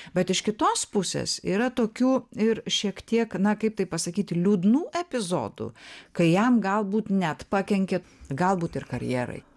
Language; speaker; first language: Lithuanian; native; Lithuanian